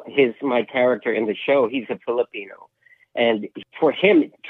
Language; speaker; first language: English; non-native, local second language; Filipino